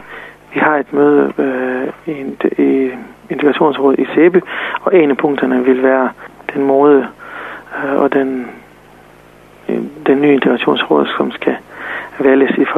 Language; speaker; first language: Danish; non-native, fluent; Serbian